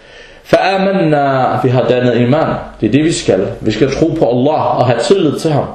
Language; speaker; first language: Danish; early bilingual, other home language; Arabic